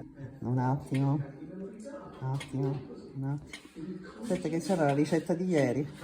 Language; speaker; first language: Italian; native; Italian